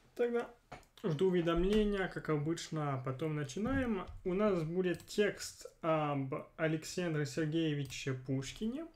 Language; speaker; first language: Russian; non-native, fluent; French